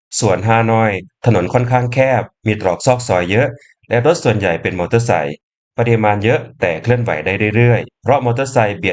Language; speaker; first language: Thai; native; Thai